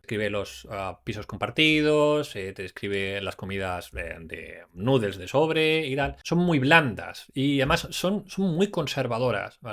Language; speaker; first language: Spanish; native; Spanish